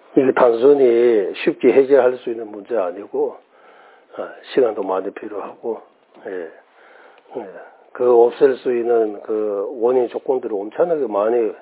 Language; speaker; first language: Korean; non-native, fluent; Tibetan